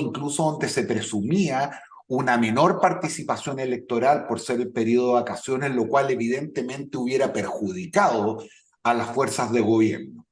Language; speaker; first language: Spanish; native; Spanish